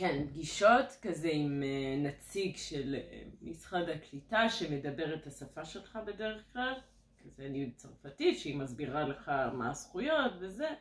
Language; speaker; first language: Hebrew; non-native, fluent; French